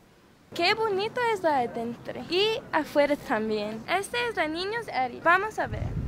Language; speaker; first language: Spanish; non-native, learner; English